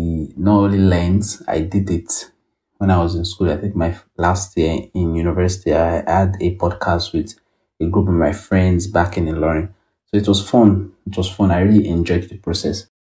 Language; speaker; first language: English; non-native, local second language; Yoruba